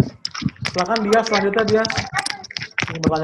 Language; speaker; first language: Indonesian; native; Indonesian